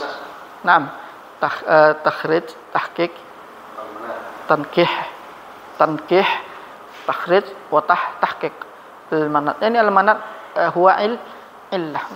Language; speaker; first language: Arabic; non-native, learner; Malay